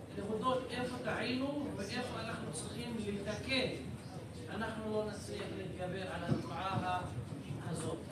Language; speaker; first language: Hebrew; non-native, local second language; Arabic